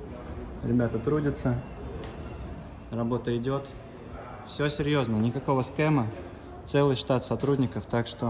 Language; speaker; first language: Russian; native; Russian